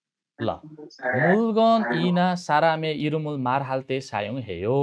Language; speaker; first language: Korean; non-native, fluent; Nepali